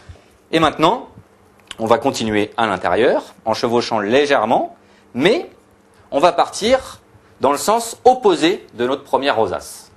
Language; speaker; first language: French; native; French